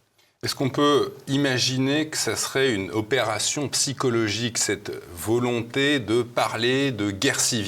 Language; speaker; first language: French; native; French